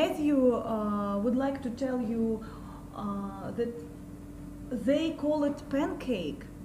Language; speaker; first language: English; non-native, fluent; Russian